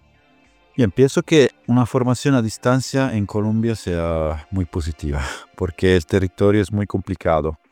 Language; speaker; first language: Spanish; non-native, fluent; Italian